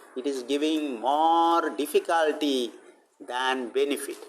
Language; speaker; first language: English; non-native, local second language; Malayalam